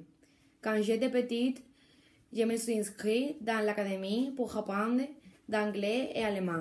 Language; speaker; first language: French; non-native, learner; Spanish